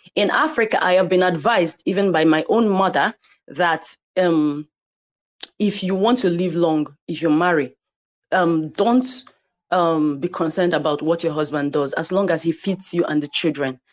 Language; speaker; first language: English; non-native, local second language; Igbo